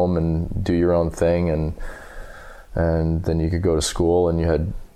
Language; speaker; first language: English; native; English